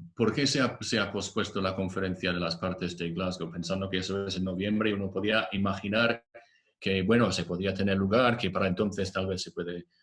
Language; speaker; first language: Spanish; non-native, fluent; English